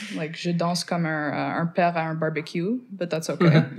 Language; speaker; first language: French; non-native, fluent; English